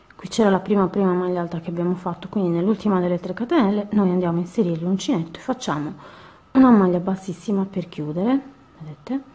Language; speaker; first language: Italian; native; Italian